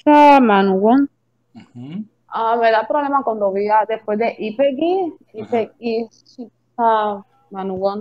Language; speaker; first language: Spanish; native; Spanish